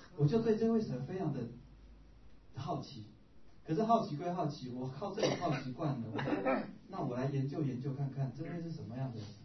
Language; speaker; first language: Chinese; native; Chinese